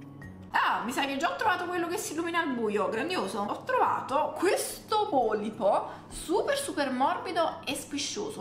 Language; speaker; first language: Italian; native; Italian